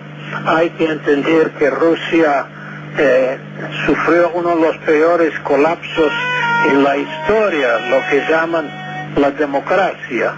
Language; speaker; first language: Spanish; non-native, fluent; English